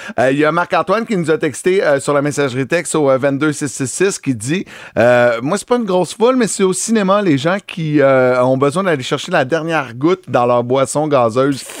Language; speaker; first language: French; native; French